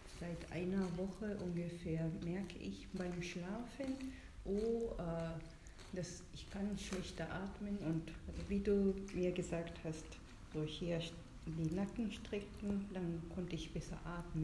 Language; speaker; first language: German; non-native, fluent; Japanese